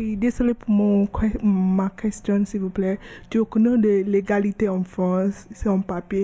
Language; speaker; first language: French; non-native, learner; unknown